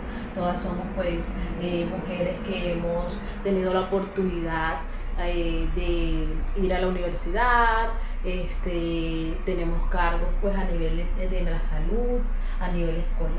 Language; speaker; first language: Spanish; native; Spanish